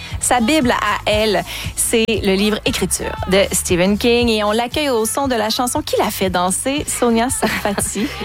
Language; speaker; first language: French; native; French